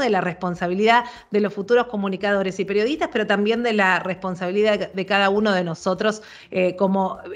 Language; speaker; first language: Spanish; native; Spanish